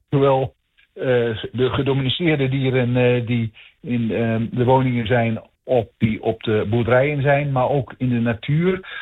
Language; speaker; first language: Dutch; native; Dutch